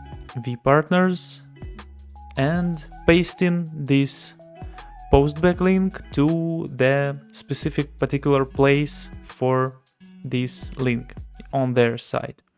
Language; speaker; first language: English; non-native, fluent; Russian